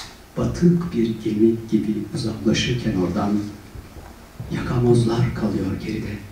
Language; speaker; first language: Turkish; native; Turkish